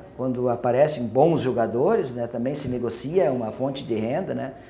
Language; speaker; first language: Portuguese; native; Portuguese